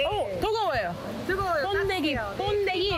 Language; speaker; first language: Korean; non-native, learner; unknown